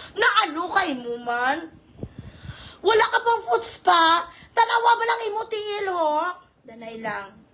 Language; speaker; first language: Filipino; non-native, local second language; Hiligaynon